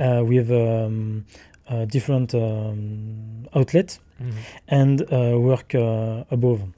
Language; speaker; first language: English; non-native, learner; French